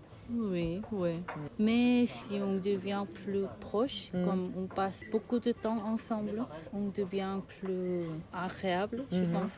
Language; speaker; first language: French; non-native, learner; Korean